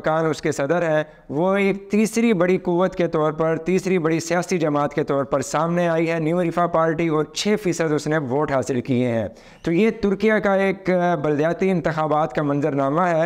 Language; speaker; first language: Urdu; native; Urdu